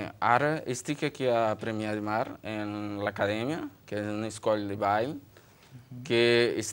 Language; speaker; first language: Catalan; non-native, learner; Portuguese